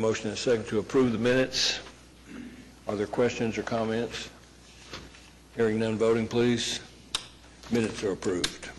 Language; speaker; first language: English; native; English